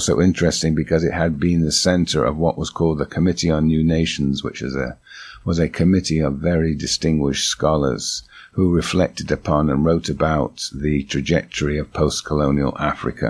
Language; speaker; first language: English; native; English